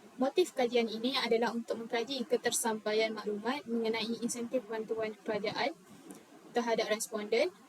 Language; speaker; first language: Malay; native; Malay